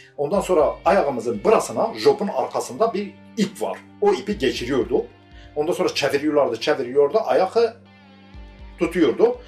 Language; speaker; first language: Turkish; non-native, local second language; Kurdish